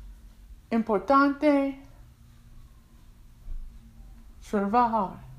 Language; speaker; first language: Spanish; non-native, learner; English